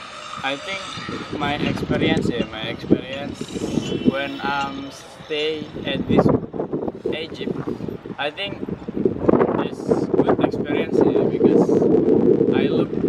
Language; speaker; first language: English; non-native, learner; Indonesian